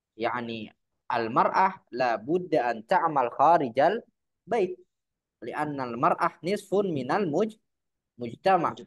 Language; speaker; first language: Arabic; non-native, fluent; Indonesian